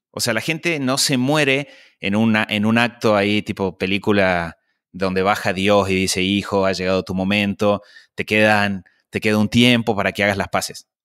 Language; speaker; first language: Spanish; native; Spanish